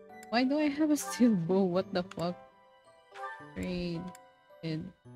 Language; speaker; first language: English; non-native, local second language; Filipino